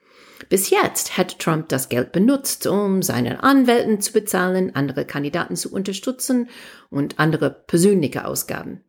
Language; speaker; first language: German; non-native, fluent; English